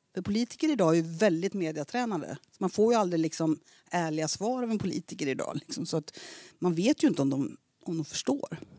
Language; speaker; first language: Swedish; native; Swedish